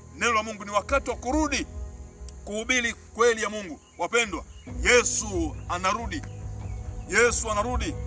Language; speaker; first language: Swahili; native; Swahili